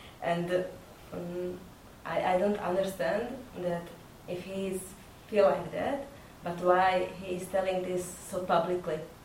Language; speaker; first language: English; non-native, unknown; Slovak